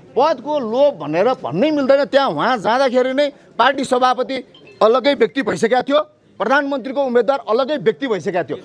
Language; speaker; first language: Nepali; non-native, local second language; Newari